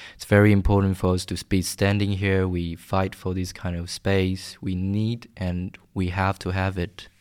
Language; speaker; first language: English; non-native, fluent; Chinese